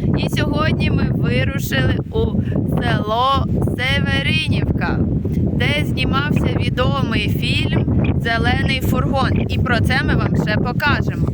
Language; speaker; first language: Ukrainian; non-native, local second language; Russian